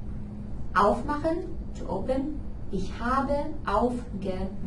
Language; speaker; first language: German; non-native, fluent; English